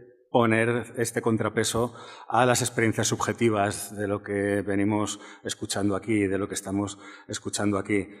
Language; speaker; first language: Spanish; native; Spanish